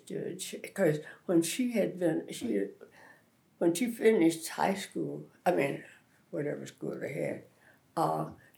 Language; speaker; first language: English; native; English